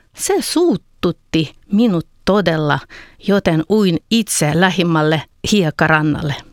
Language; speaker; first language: Finnish; non-native, fluent; Ukrainian